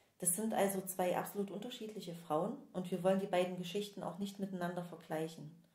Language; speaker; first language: German; native; German